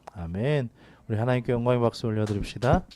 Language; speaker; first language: Korean; native; Korean